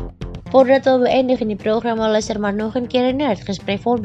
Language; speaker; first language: Dutch; non-native, fluent; Indonesian